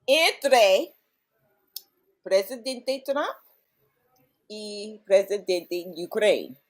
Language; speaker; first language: Spanish; non-native, learner; English